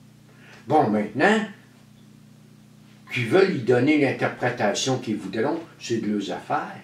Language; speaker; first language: French; native; French